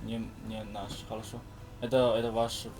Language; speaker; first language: Russian; non-native, learner; Chinese